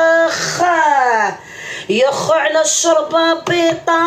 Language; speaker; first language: Arabic; native; Arabic